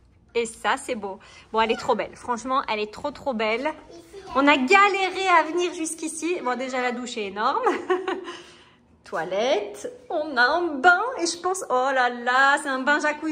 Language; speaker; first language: French; native; French